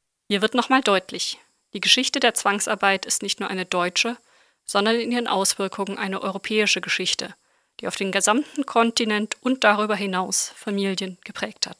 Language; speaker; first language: German; native; German